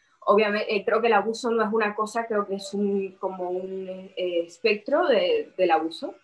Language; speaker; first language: Spanish; native; Spanish